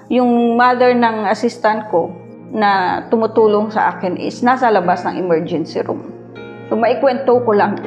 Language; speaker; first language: Filipino; non-native, local second language; Hiligaynon